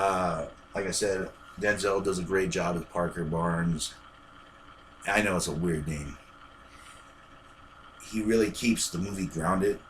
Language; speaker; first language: English; native; English